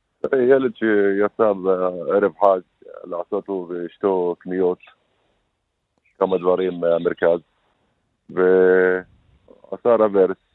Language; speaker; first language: Hebrew; non-native, local second language; Arabic